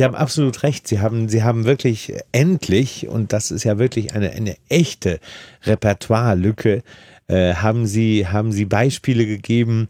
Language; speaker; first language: German; native; German